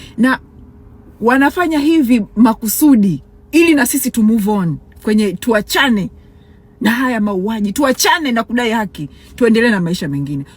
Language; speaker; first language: Swahili; native; Swahili